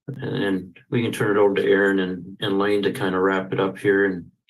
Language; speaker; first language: English; native; English